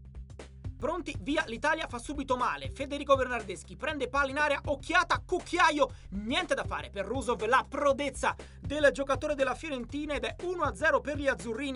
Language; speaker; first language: Italian; native; Italian